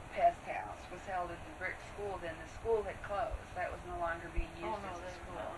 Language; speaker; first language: English; native; English